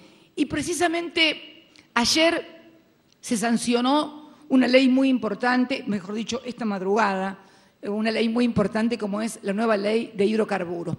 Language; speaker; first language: Spanish; native; Spanish